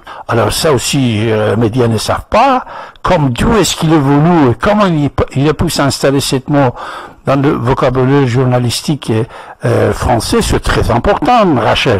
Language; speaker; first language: French; non-native, fluent; Persian